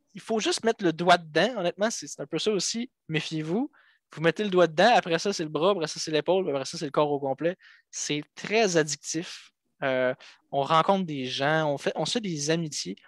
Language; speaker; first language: French; native; French